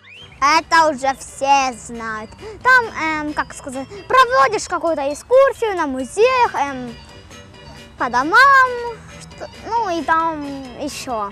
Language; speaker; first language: Russian; non-native, local second language; Ukrainian